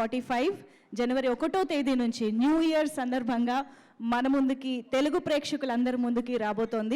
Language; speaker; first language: Telugu; native; Telugu